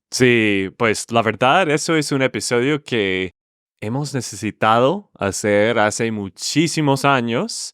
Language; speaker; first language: Spanish; non-native, fluent; English